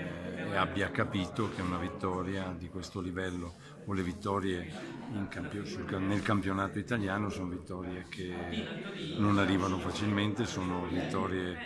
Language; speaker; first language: Italian; native; Italian